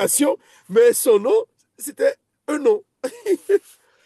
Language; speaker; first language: French; native; French